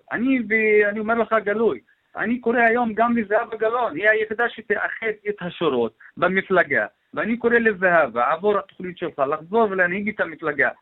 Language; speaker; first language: Hebrew; non-native, local second language; Arabic